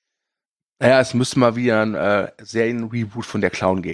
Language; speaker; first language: German; native; German